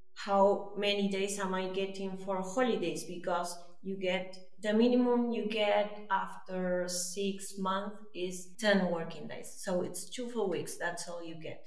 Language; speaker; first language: English; non-native, fluent; Spanish